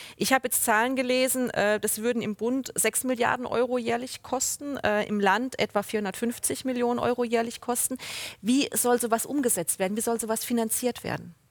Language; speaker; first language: German; native; German